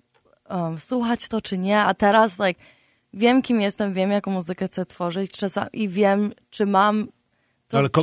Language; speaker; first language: Polish; early bilingual, heritage; Polish